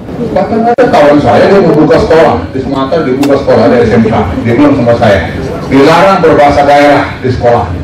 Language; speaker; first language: Indonesian; non-native, local second language; Batak Toba